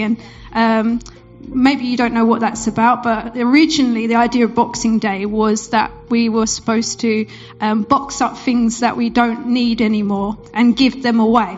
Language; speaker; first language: English; native; English